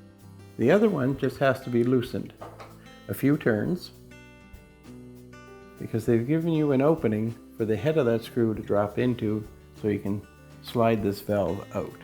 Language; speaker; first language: English; native; English